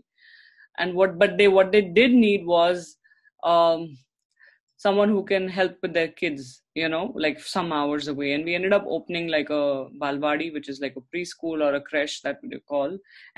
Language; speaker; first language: English; non-native, local second language; Hindi